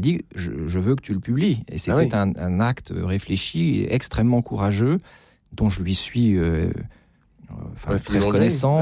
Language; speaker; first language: French; native; French